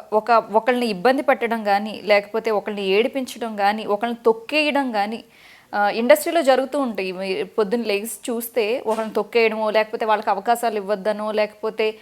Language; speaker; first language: Telugu; native; Telugu